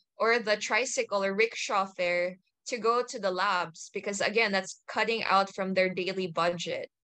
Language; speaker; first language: English; native; English